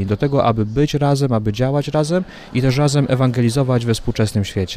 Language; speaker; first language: Polish; native; Polish